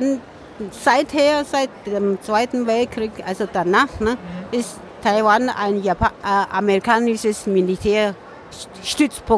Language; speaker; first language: German; non-native, fluent; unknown